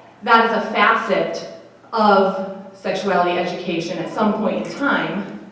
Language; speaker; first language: English; native; English